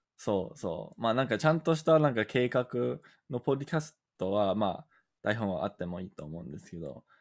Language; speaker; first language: Japanese; non-native, learner; English